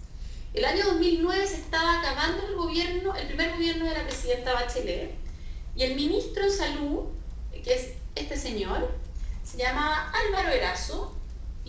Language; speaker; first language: Spanish; native; Spanish